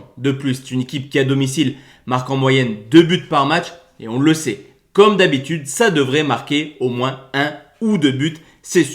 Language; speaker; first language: French; native; French